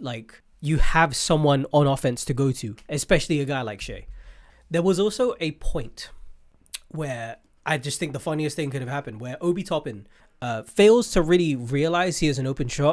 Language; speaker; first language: English; native; English